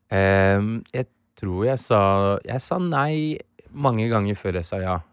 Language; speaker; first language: Norwegian; early bilingual, other home language; Swahili